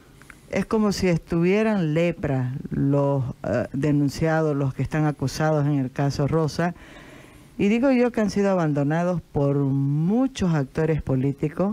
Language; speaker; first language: Spanish; native; Spanish